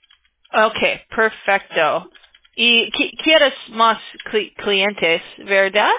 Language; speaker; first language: Spanish; non-native, learner; English